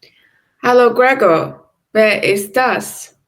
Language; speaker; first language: German; non-native, learner; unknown